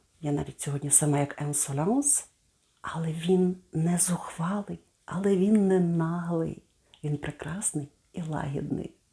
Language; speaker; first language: Ukrainian; native; Ukrainian